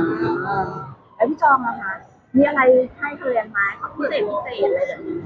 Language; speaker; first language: Thai; native; Thai